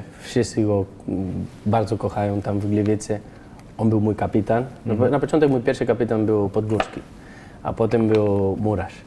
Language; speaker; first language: Polish; non-native, fluent; Spanish